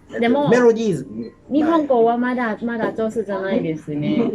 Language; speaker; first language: Japanese; non-native, learner; Thai